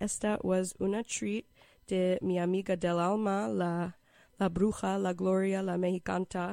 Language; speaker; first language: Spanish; non-native, learner; English